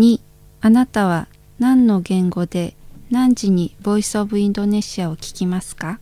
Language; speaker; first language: Japanese; non-native, fluent; Indonesian